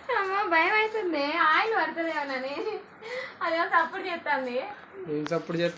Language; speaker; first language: Telugu; native; Telugu